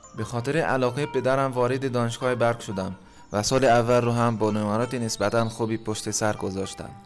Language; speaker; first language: Persian; non-native, fluent; Arabic